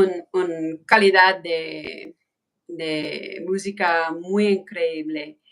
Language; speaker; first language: Spanish; non-native, fluent; English